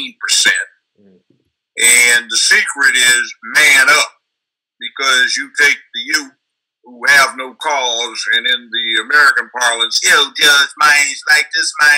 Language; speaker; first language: English; native; English